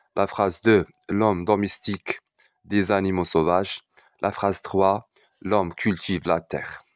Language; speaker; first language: French; non-native, local second language; Arabic